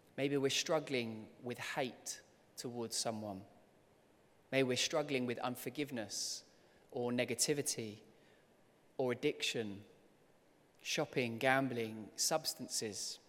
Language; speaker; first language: English; native; English